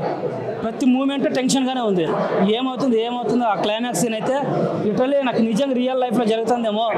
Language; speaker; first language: Telugu; native; Telugu